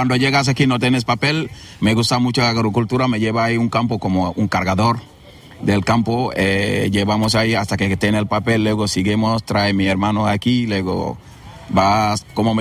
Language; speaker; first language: Spanish; non-native, learner; Wolof